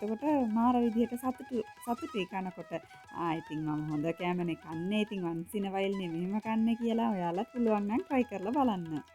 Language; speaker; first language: Sinhala; non-native, local second language; Tamil